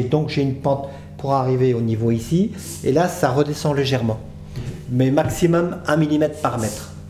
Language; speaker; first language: French; native; French